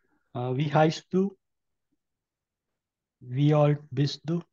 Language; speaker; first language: German; non-native, learner; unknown